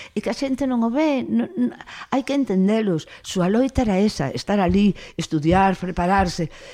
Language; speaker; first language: Galician; non-native, local second language; Spanish